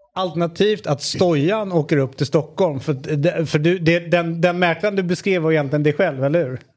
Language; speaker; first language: Swedish; native; Swedish